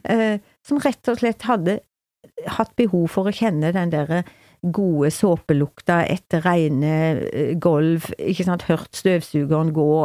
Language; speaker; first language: Norwegian; native; Norwegian